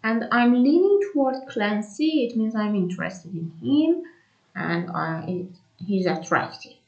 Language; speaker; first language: English; non-native, fluent; Persian